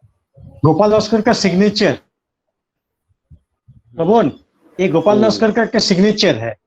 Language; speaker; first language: Hindi; native; Hindi